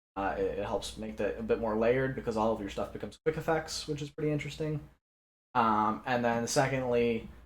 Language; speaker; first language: English; native; English